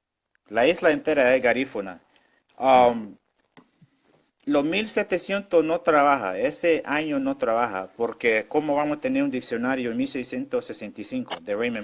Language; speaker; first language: Spanish; non-native, local second language; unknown